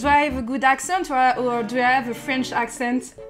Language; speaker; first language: English; non-native, learner; French